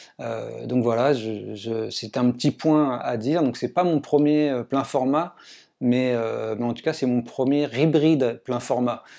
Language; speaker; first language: French; native; French